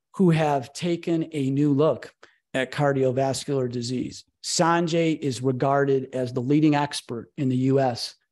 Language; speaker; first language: English; native; English